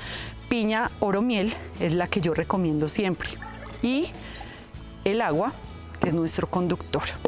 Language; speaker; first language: Spanish; native; Spanish